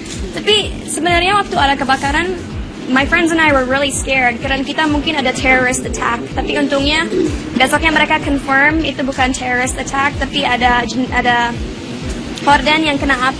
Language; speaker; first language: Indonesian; non-native, local second language; English